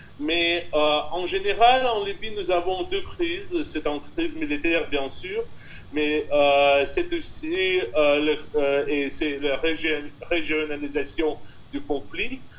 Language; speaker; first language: French; non-native, fluent; Russian